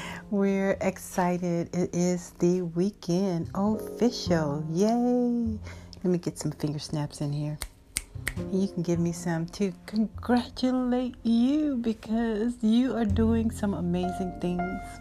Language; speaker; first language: English; native; English